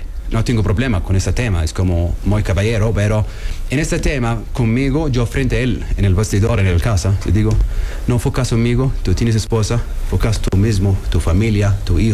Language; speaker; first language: Spanish; non-native, learner; Arabic